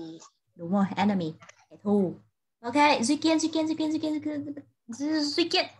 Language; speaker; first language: Vietnamese; native; Vietnamese